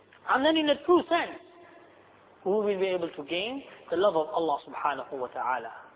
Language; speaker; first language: English; native; English